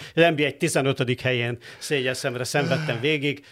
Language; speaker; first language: Hungarian; native; Hungarian